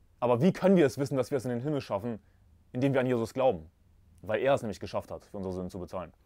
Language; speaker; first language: German; native; German